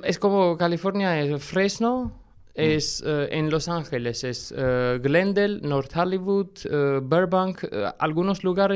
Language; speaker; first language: Spanish; non-native, fluent; Armenian